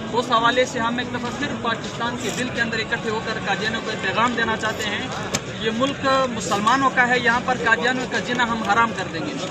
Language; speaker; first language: Urdu; non-native, local second language; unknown